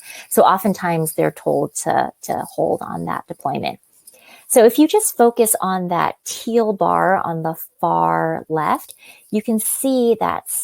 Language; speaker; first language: English; native; English